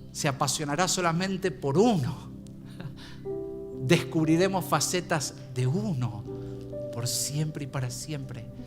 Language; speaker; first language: Spanish; native; Spanish